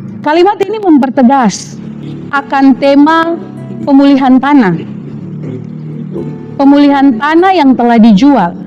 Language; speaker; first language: Indonesian; native; Indonesian